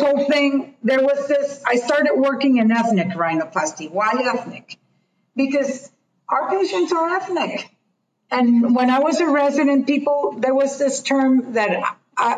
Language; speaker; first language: English; non-native, fluent; Spanish